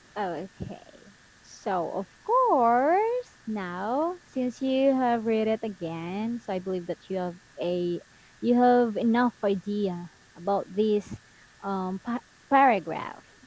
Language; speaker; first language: English; non-native, fluent; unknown